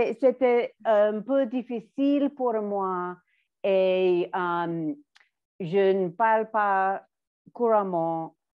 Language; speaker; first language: French; non-native, learner; English